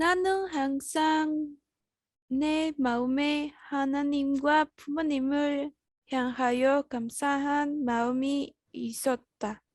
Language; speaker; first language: Korean; non-native, learner; Spanish